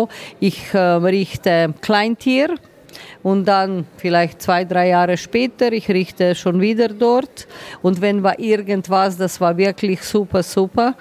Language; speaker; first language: German; non-native, learner; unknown